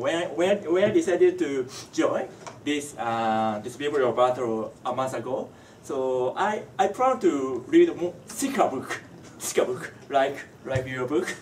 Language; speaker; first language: English; non-native, learner; Japanese